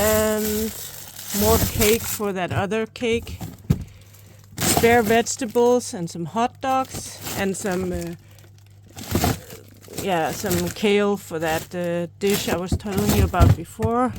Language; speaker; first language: English; non-native, fluent; Danish